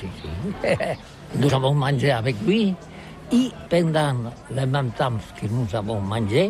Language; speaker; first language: French; non-native, learner; Catalan